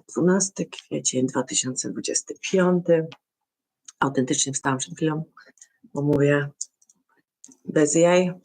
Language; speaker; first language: Polish; native; Polish